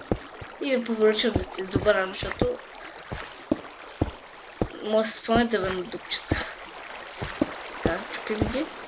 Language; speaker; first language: Bulgarian; native; Bulgarian